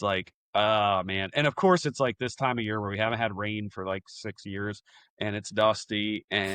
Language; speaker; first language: English; native; English